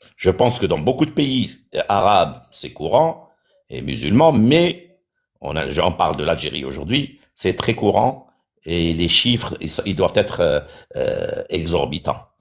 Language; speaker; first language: French; non-native, local second language; Arabic